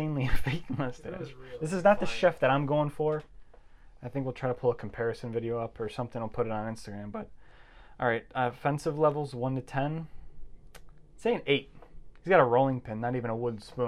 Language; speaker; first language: English; native; English